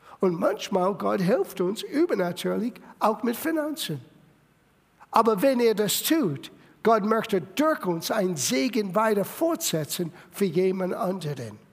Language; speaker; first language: German; non-native, fluent; English